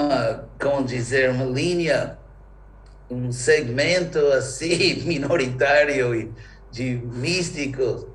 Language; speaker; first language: Portuguese; non-native, fluent; English